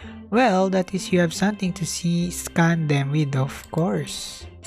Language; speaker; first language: English; non-native, local second language; Filipino